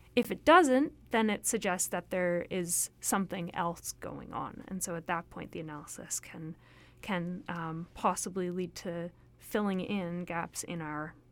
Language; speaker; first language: English; native; English